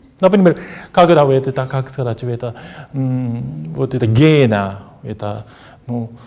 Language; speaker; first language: Russian; non-native, fluent; Japanese